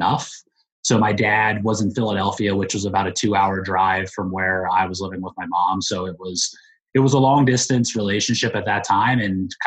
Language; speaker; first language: English; native; English